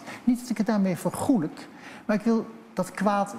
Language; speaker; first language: Dutch; native; Dutch